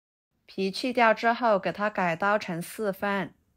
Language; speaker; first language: Chinese; native; Chinese